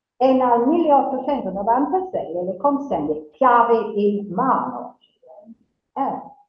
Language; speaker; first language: Italian; non-native, fluent; English